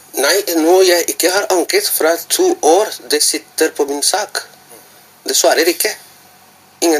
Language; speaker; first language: Norwegian; non-native, learner; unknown